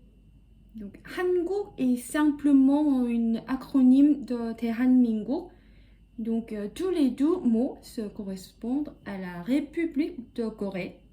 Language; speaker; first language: French; non-native, fluent; Korean